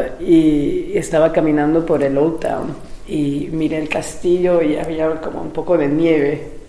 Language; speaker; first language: Spanish; non-native, local second language; French